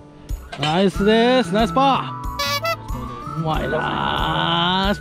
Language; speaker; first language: Japanese; native; Japanese